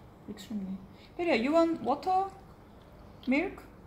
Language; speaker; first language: English; non-native, fluent; Korean